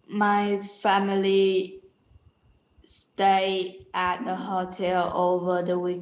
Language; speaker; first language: English; non-native, learner; Vietnamese